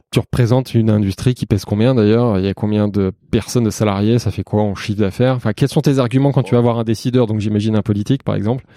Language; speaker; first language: French; native; French